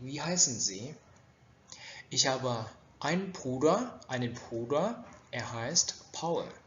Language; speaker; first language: German; non-native, fluent; Vietnamese